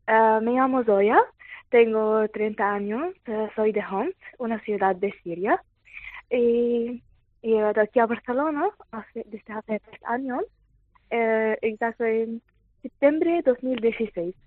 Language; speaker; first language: Spanish; non-native, fluent; Arabic